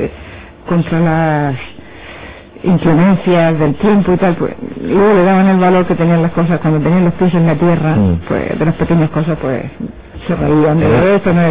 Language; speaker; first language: Spanish; native; Spanish